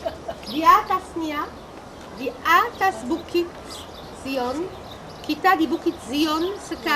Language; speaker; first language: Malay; non-native, fluent; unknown